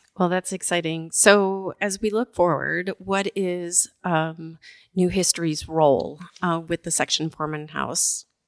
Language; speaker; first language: English; native; English